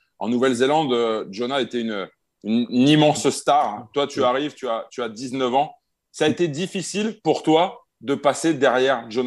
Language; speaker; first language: French; native; French